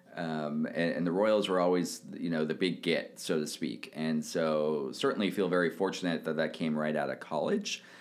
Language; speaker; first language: English; native; English